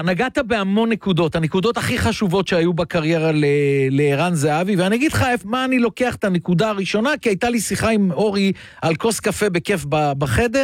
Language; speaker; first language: Hebrew; native; Hebrew